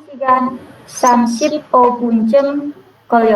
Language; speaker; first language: Korean; non-native, learner; Indonesian